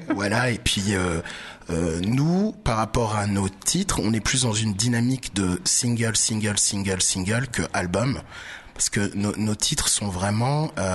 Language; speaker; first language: French; early bilingual, other home language; Baoulé